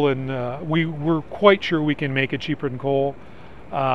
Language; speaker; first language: English; native; English